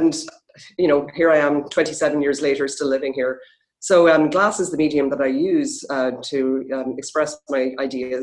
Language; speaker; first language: English; native; English